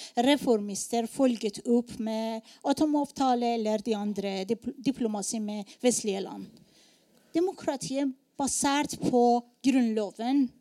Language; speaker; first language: Norwegian; non-native, learner; Persian